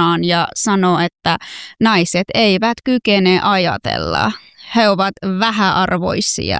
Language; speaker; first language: Finnish; non-native, fluent; Persian